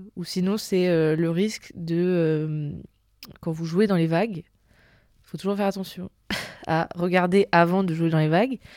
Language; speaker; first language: French; native; French